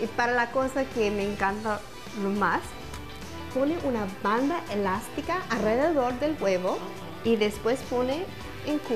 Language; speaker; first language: Spanish; non-native, learner; English